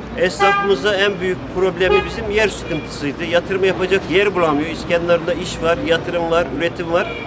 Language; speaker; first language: Turkish; native; Turkish